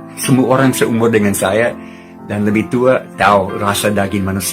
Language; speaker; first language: Indonesian; non-native, fluent; English